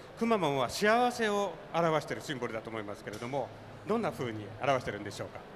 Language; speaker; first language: Japanese; non-native, fluent; French